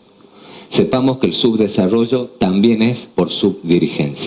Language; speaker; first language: Spanish; native; Spanish